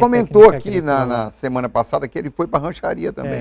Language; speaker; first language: Portuguese; native; Portuguese